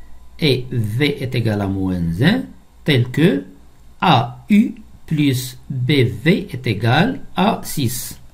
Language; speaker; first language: French; non-native, local second language; Arabic